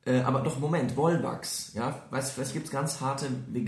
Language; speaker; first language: German; native; German